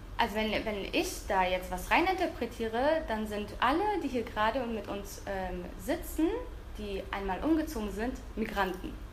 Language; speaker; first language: German; early bilingual, other home language; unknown